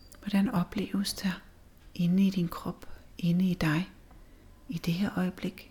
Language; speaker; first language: Danish; native; Danish